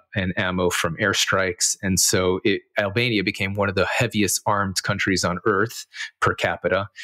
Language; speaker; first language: English; native; English